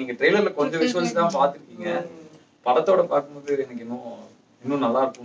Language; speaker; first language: Tamil; native; Tamil